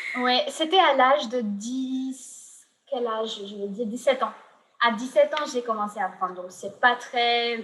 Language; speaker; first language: French; non-native, fluent; Gujarati